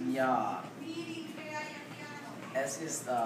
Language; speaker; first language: German; non-native, learner; English